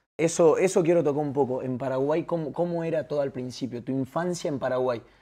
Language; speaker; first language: Spanish; native; Spanish